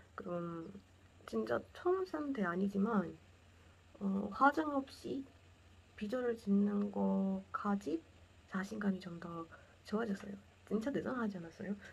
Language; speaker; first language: Korean; non-native, learner; Portuguese